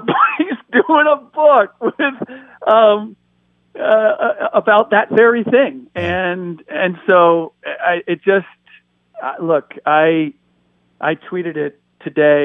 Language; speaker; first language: English; early bilingual, other home language; German